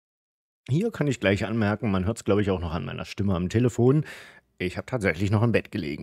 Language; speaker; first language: German; native; German